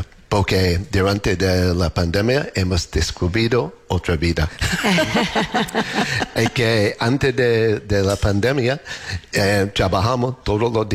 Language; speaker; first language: Spanish; non-native, learner; English